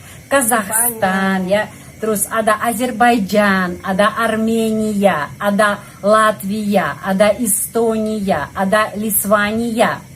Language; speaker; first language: Indonesian; non-native, fluent; Russian